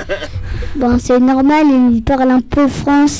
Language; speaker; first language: French; early bilingual, heritage; French